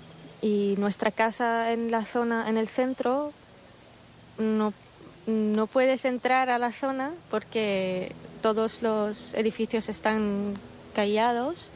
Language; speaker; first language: Spanish; non-native, fluent; Arabic